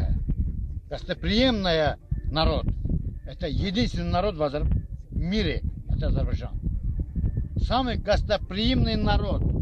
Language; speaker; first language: Russian; non-native, fluent; Azerbaijani